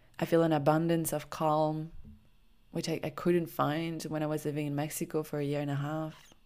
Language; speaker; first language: English; non-native, fluent; French